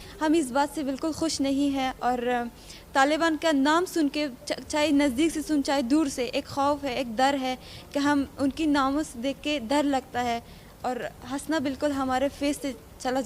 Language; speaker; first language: Hindi; non-native, fluent; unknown